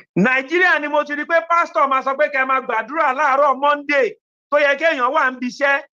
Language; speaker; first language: Yoruba; native; Yoruba